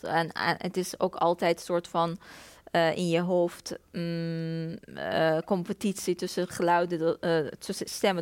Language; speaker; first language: Dutch; non-native, fluent; Persian